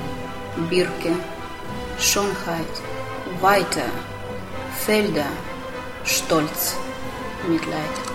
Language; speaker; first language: German; non-native, learner; Russian